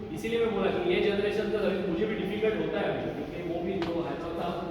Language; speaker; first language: Hindi; non-native, local second language; Marathi